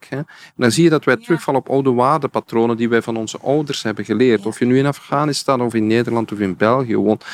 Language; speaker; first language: Dutch; native; Dutch